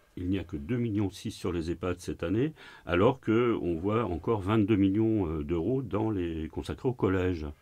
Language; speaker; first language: French; native; French